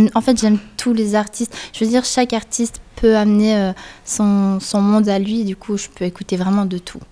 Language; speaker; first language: French; early bilingual, other home language; Spanish